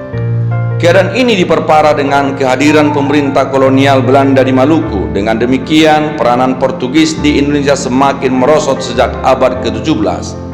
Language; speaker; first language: Indonesian; native; Indonesian